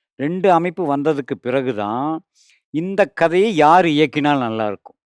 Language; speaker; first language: Tamil; native; Tamil